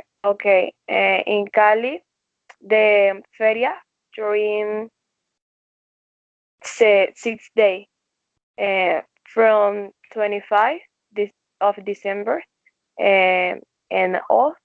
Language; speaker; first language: English; non-native, learner; Spanish